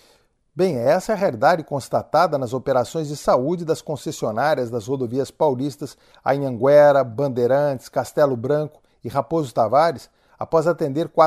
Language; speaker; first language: Portuguese; native; Portuguese